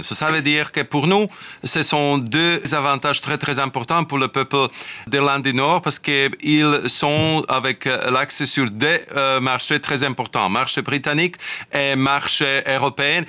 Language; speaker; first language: French; non-native, fluent; Slovak